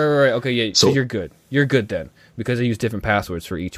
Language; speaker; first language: English; native; English